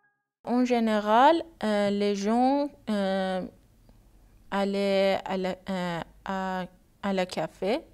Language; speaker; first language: French; non-native, learner; Persian